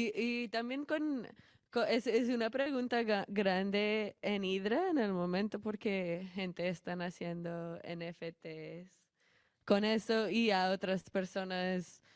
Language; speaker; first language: Spanish; non-native, fluent; English